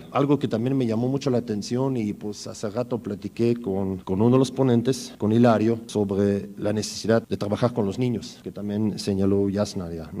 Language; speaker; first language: Spanish; native; Spanish